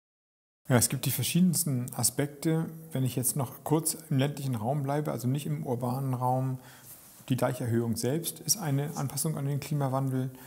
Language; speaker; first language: German; native; German